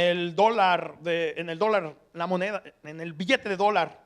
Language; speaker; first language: Spanish; early bilingual, heritage; Spanish